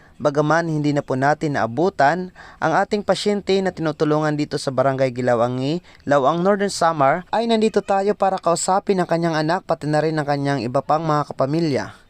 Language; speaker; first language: Filipino; non-native, local second language; Waray